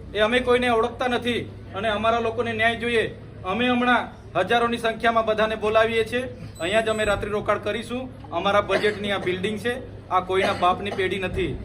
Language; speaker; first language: Gujarati; non-native, local second language; Vasavi